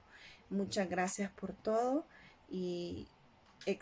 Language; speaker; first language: Spanish; native; Spanish